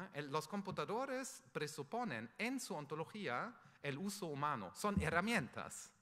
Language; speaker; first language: Spanish; non-native, fluent; German